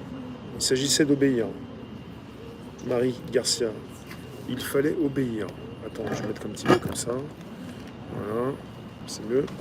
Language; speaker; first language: French; native; French